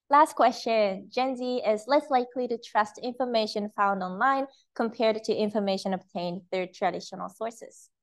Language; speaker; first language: English; early bilingual, other home language; Japanese